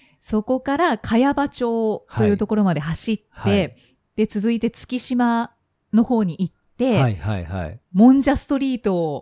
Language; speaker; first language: Japanese; native; Japanese